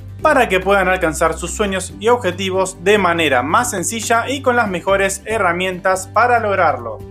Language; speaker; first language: Spanish; native; Spanish